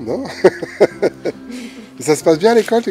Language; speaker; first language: French; native; French